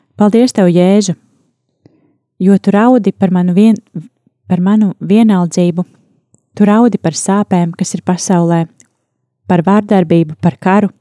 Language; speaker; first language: Latvian; native; Latvian